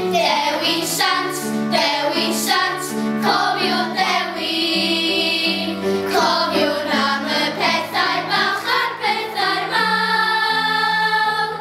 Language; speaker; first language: Welsh; native; Welsh